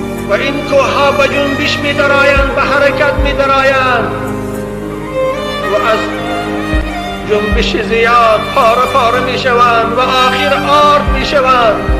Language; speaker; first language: Persian; native; Persian